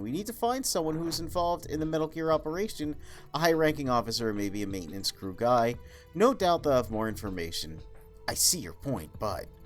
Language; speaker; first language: English; native; English